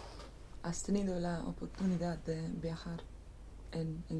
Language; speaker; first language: Spanish; non-native, fluent; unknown